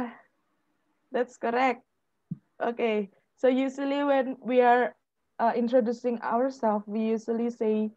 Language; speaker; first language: English; non-native, fluent; Indonesian